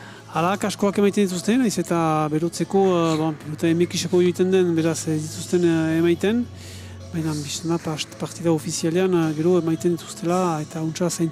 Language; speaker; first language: Basque; native; Basque